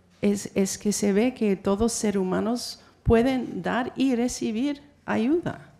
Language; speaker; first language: Spanish; non-native, fluent; English